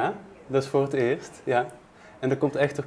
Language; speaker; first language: Dutch; native; Dutch